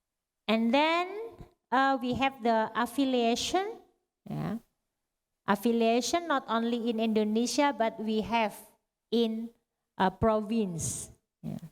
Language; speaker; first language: English; non-native, learner; Indonesian